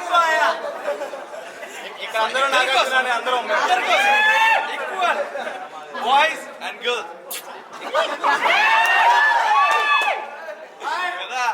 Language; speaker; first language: Telugu; non-native, learner; Hindi